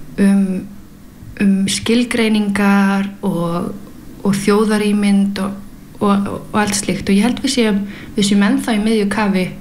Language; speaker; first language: Icelandic; early bilingual, heritage; Icelandic